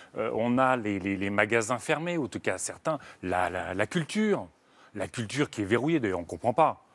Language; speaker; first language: French; native; French